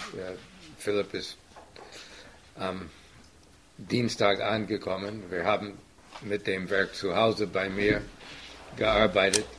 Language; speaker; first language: German; non-native, fluent; English